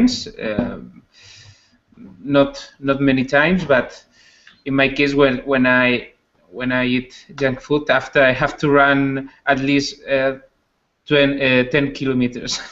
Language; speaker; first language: English; non-native, learner; Spanish